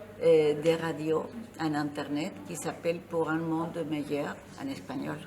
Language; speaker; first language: French; non-native, fluent; Spanish